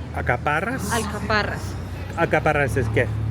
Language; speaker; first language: Spanish; non-native, learner; English